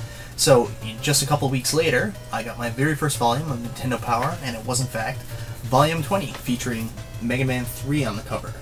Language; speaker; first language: English; native; English